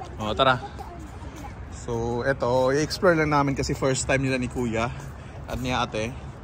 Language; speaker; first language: Filipino; non-native, local second language; Cebuano